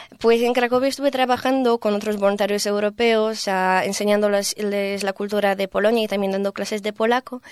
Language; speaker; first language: Spanish; non-native, fluent; Polish